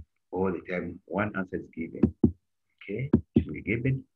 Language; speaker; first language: English; non-native, local second language; Bemba